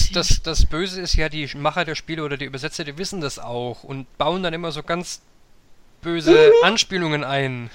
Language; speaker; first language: German; native; German